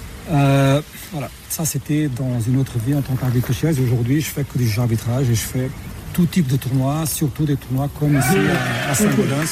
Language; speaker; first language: French; non-native, fluent; Portuguese